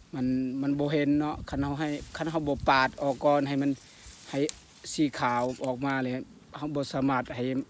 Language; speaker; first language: Lao; non-native, local second language; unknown